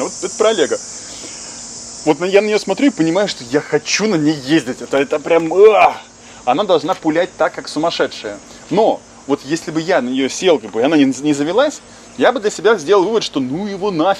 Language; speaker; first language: Russian; native; Russian